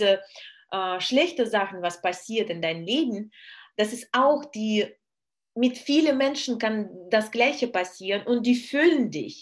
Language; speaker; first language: German; non-native, learner; Russian